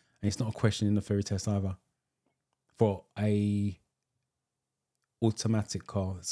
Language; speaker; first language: English; native; English